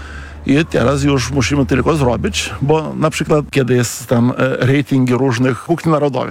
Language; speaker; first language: Polish; non-native, fluent; Lithuanian